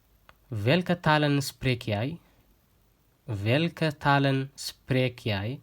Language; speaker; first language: Dutch; non-native, fluent; Tigrinya